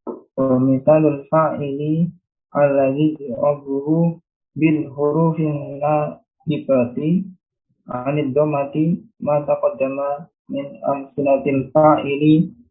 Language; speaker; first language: Arabic; non-native, learner; Indonesian